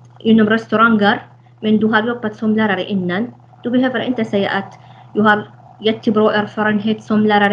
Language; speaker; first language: Swedish; non-native, fluent; Arabic